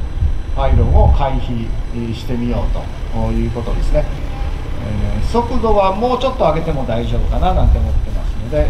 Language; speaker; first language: Japanese; native; Japanese